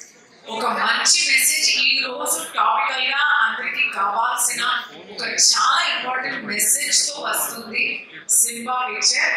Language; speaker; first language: Telugu; non-native, local second language; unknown